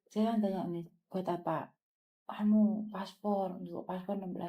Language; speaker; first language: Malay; non-native, local second language; Javanese